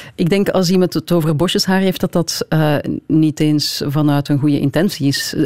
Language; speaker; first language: Dutch; native; Dutch